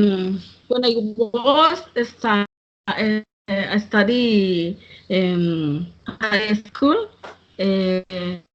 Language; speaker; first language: English; non-native, learner; Spanish